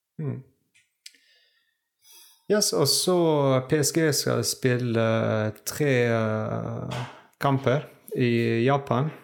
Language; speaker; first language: Norwegian; non-native, fluent; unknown